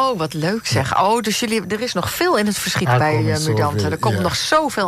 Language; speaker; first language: Dutch; native; Dutch